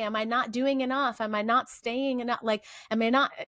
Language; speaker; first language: English; native; English